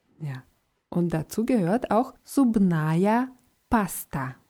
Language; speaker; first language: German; non-native, fluent; Russian